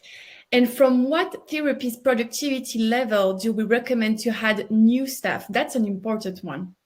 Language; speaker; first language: English; non-native, fluent; French